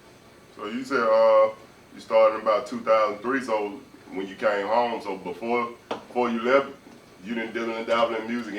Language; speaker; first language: English; native; English